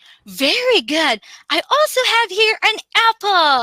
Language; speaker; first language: English; non-native, local second language; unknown